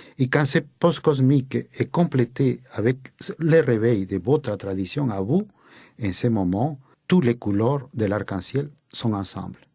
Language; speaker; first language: French; non-native, fluent; Spanish